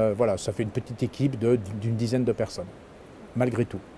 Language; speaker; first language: French; native; French